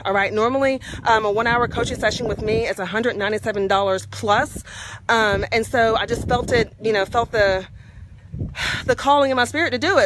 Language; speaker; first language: English; native; English